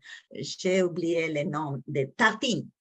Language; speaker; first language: French; non-native, learner; English